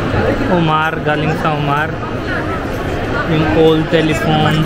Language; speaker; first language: Filipino; non-native, learner; Hindi